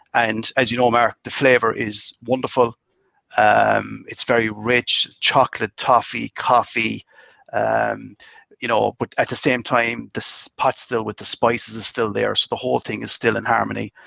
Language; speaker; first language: English; native; English